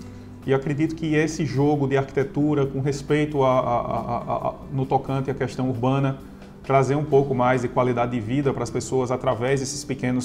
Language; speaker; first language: Portuguese; native; Portuguese